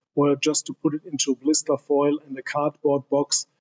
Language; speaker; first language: English; non-native, fluent; German